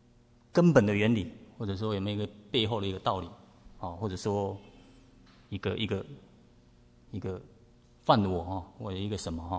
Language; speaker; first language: Chinese; native; Chinese